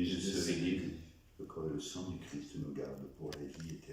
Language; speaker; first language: French; native; French